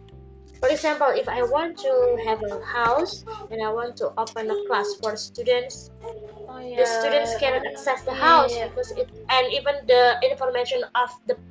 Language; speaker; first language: English; non-native, learner; Indonesian